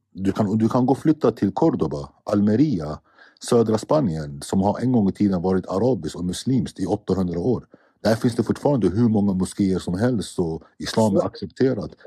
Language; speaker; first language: Swedish; early bilingual, other home language; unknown